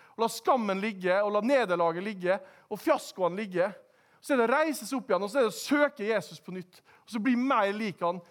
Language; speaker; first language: Norwegian; native; Norwegian